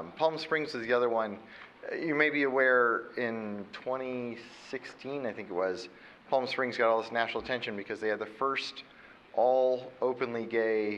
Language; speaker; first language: English; native; English